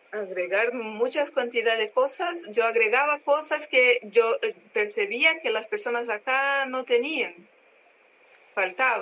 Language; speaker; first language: Spanish; non-native, learner; Portuguese